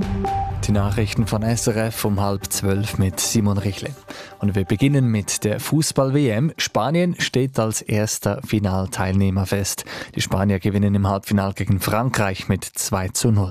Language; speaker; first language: German; native; German